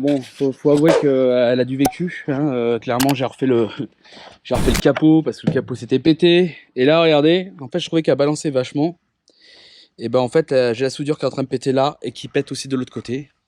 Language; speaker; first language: French; native; French